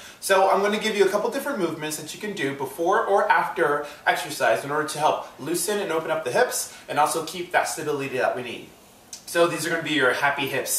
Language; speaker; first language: English; native; English